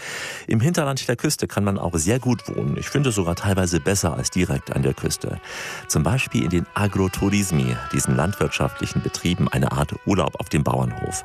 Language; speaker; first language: German; native; German